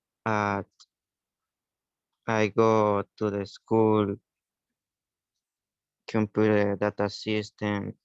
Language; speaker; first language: English; non-native, learner; Spanish